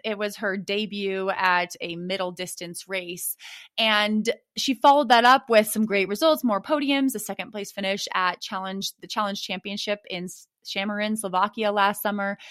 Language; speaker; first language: English; native; English